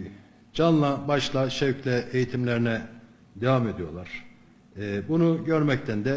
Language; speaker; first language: Turkish; native; Turkish